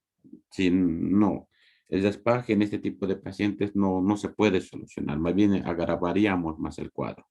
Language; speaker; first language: Spanish; native; Spanish